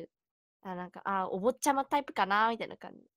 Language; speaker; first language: Japanese; native; Japanese